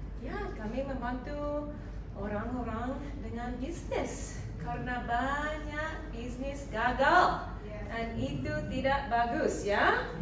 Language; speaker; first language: Indonesian; non-native, learner; English